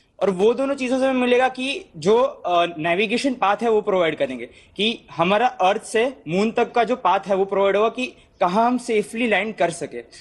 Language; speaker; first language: Hindi; non-native, local second language; Gujarati